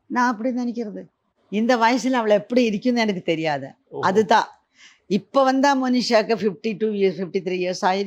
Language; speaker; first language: Tamil; non-native, learner; Malayalam